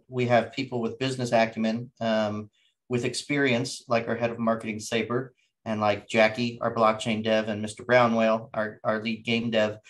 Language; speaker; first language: English; native; English